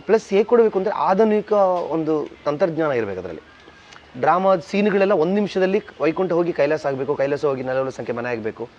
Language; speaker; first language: Kannada; non-native, local second language; Tulu